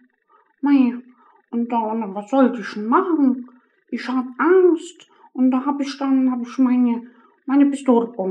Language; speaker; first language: German; native; German